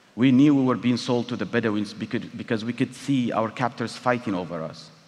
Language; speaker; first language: English; non-native, fluent; Tigrinya